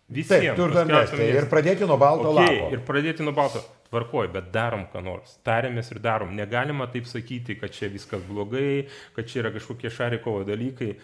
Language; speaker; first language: Lithuanian; non-native, fluent; Georgian